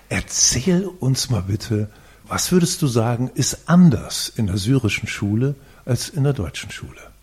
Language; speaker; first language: German; native; German